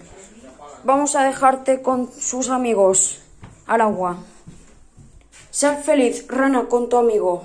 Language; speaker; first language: Spanish; native; Spanish